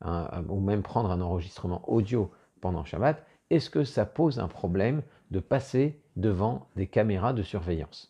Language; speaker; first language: French; native; French